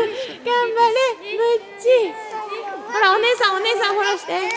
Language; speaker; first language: Japanese; native; Japanese